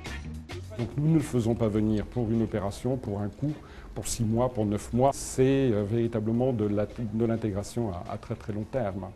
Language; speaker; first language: French; native; French